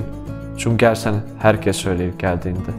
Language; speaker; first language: Turkish; non-native, fluent; Bosnian